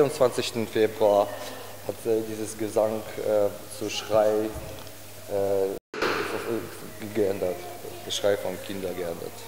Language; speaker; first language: German; non-native, learner; Ukrainian